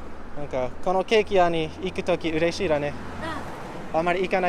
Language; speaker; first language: Japanese; non-native, learner; English